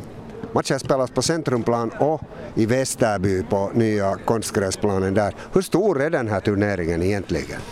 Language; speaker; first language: Swedish; native; Swedish